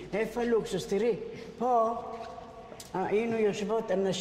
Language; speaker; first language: Hebrew; non-native, fluent; Spanish